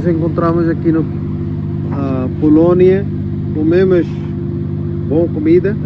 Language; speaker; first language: Portuguese; non-native, learner; Punjabi